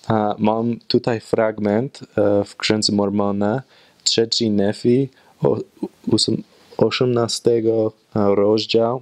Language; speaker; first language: Polish; non-native, learner; English